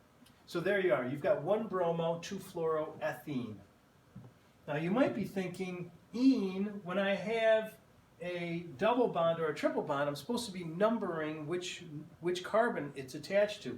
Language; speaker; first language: English; native; English